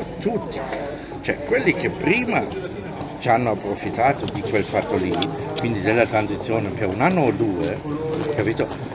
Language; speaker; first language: Italian; non-native, fluent; German